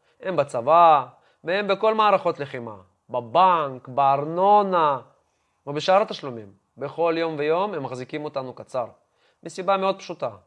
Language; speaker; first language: Hebrew; non-native, fluent; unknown